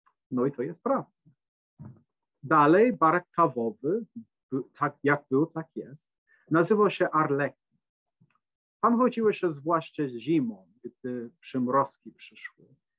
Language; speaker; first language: Polish; non-native, fluent; English